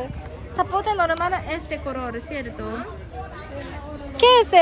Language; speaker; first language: Spanish; non-native, learner; Japanese